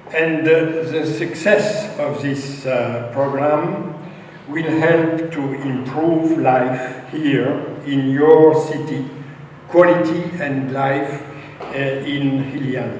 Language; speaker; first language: English; non-native, fluent; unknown